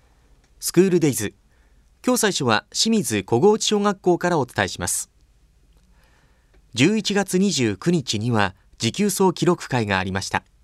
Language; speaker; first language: Japanese; native; Japanese